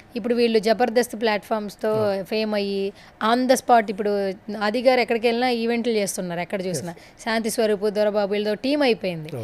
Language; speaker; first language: Telugu; native; Telugu